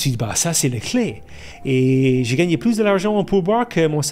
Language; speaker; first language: French; non-native, fluent; English